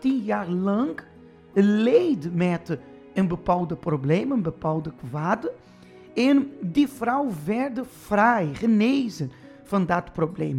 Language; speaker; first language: Dutch; non-native, fluent; Portuguese